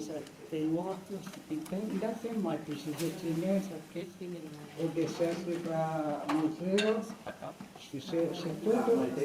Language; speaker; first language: Portuguese; non-native, local second language; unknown